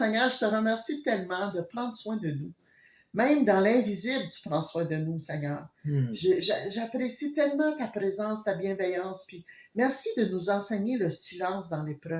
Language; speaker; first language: French; native; French